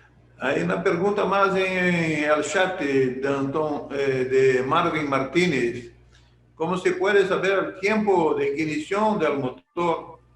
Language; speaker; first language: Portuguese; non-native, learner; Spanish